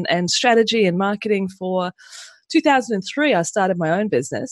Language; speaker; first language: English; native; English